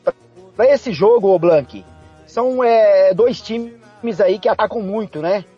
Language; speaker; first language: Portuguese; native; Portuguese